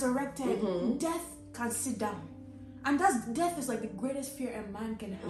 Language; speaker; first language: English; non-native, local second language; Yoruba